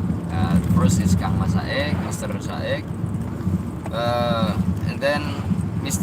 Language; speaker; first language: English; non-native, learner; Indonesian